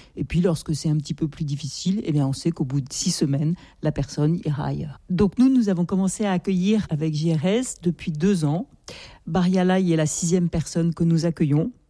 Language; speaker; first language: French; native; French